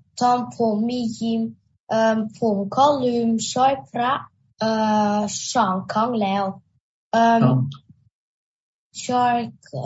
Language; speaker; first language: Thai; early bilingual, heritage; Thai